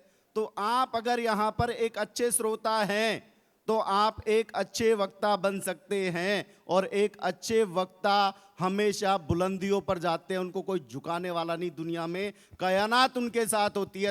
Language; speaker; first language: Hindi; native; Hindi